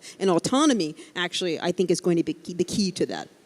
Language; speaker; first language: English; native; English